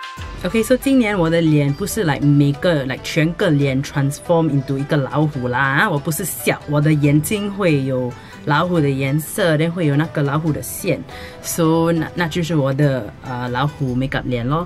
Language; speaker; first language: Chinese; non-native, local second language; English